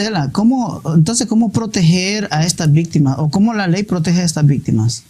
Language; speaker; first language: Spanish; native; Spanish